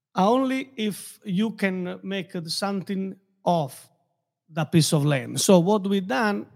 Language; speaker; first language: English; non-native, fluent; Italian